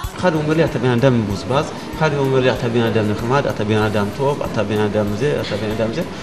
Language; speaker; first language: Hebrew; non-native, fluent; Amharic